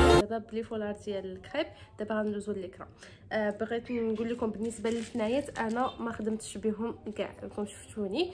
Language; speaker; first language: Arabic; native; Arabic